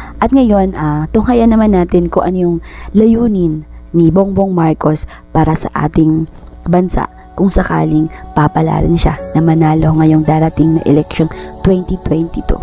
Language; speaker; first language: Filipino; non-native, local second language; Bikol